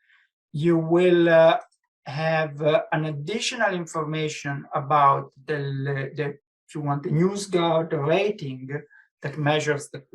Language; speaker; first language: English; non-native, fluent; Italian